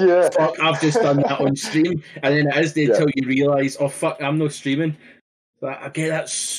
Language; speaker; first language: English; native; English